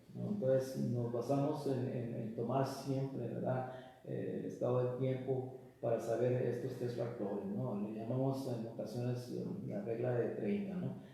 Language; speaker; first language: Spanish; early bilingual, heritage; Spanish